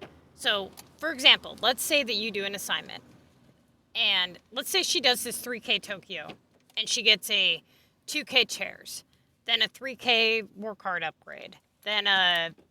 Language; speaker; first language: English; native; English